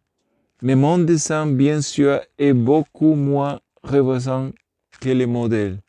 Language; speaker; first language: French; non-native, learner; Spanish